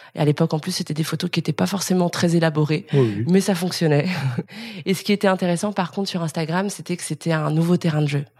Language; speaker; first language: French; native; French